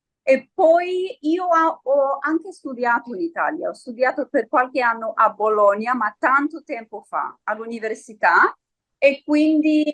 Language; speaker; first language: Italian; early bilingual, heritage; Friulian